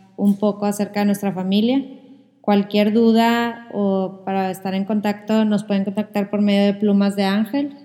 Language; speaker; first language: Spanish; native; Spanish